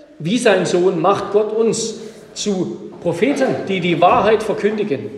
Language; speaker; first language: German; native; German